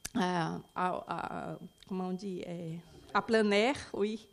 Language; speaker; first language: French; non-native, fluent; Portuguese